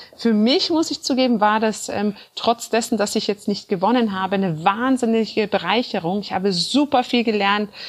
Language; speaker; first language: German; early bilingual, other home language; Turkish